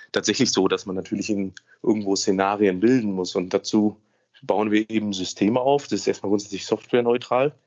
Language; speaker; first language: German; native; German